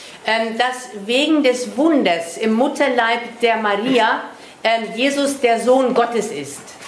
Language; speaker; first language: German; native; German